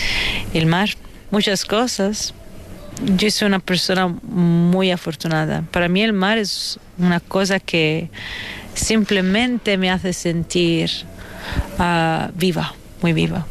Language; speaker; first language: Spanish; non-native, fluent; Italian